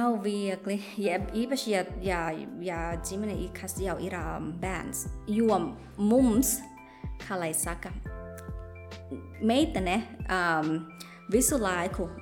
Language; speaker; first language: Latvian; non-native, fluent; Thai